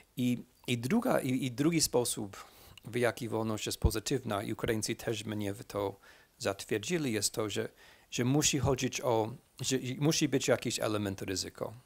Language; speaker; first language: Polish; non-native, fluent; English